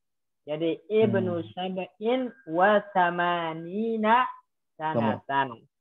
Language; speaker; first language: Indonesian; native; Indonesian